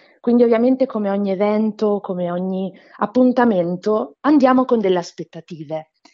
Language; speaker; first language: Italian; non-native, fluent; Portuguese